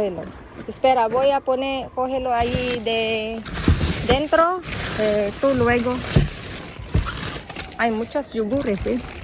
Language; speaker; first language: Spanish; non-native, learner; Filipino